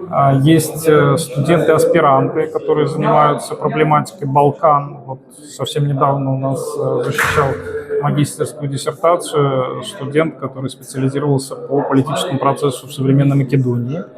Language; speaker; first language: Russian; native; Russian